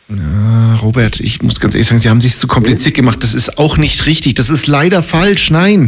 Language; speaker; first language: German; native; German